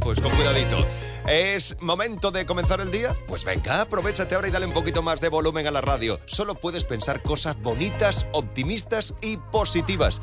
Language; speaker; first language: Spanish; native; Spanish